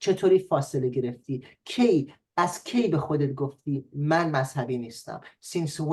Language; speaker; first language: Persian; native; Persian